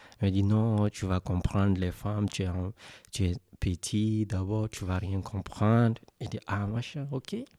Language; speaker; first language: French; non-native, local second language; Fula